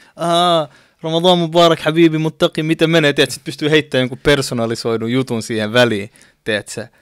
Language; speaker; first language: Finnish; early bilingual, other home language; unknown